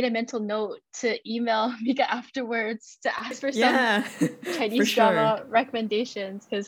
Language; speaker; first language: English; early bilingual, other home language; Chinese